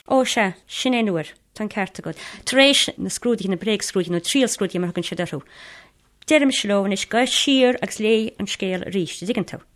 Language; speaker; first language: Irish; native; Irish